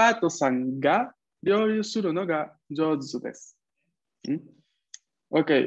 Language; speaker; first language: Japanese; non-native, fluent; Spanish